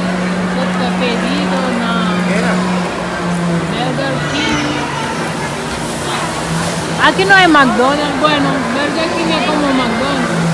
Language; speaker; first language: Spanish; non-native, learner; Haitian Creole